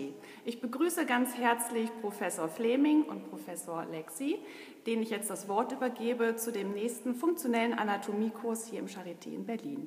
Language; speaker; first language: German; native; German